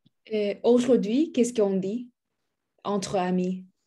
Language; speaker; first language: French; non-native, learner; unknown